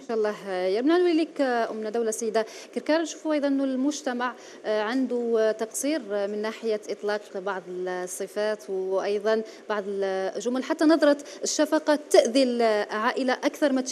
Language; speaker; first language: Arabic; native; Arabic